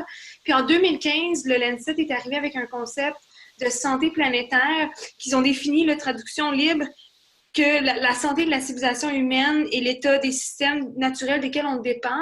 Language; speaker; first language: French; native; French